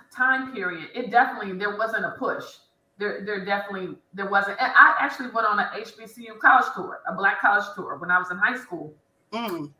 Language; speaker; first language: English; native; English